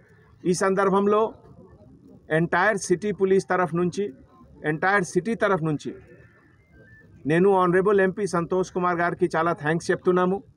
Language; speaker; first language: Telugu; non-native, fluent; Hindi